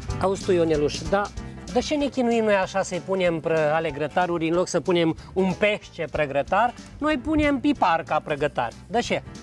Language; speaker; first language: Romanian; native; Romanian